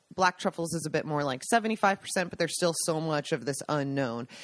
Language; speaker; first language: English; native; English